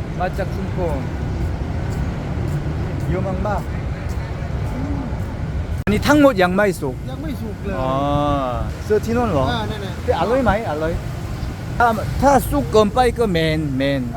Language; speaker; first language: Thai; non-native, learner; Korean